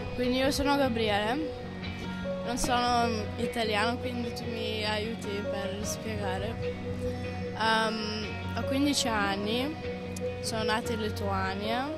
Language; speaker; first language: Italian; non-native, learner; Lithuanian